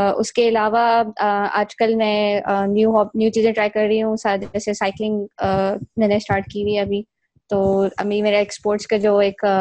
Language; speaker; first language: Urdu; native; Urdu